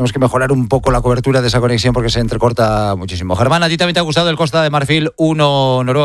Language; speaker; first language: Spanish; native; Spanish